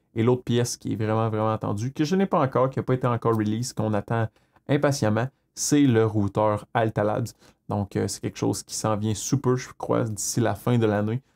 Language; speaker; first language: French; native; French